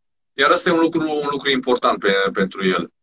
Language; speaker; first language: Romanian; native; Romanian